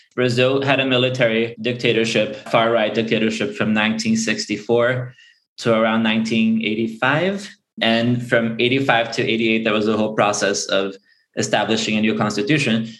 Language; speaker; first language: English; early bilingual, other home language; Portuguese